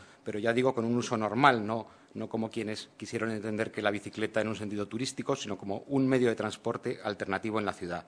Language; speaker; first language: Spanish; native; Spanish